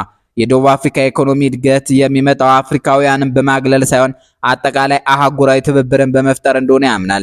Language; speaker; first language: Amharic; native; Amharic